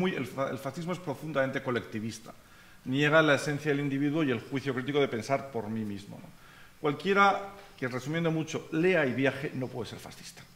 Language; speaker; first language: Spanish; native; Spanish